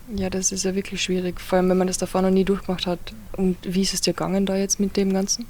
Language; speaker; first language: German; native; German